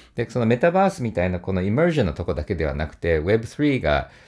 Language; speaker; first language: Japanese; native; Japanese